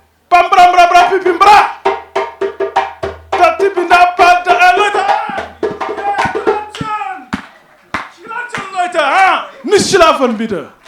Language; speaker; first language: German; non-native, fluent; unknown